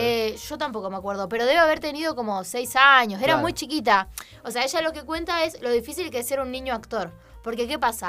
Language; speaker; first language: Spanish; native; Spanish